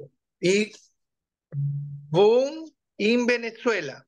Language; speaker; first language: German; non-native, learner; Spanish